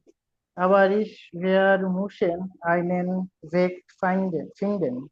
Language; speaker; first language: German; non-native, learner; Bangla